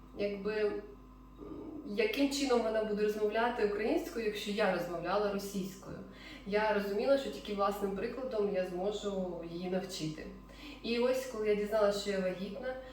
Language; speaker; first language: Ukrainian; non-native, local second language; Russian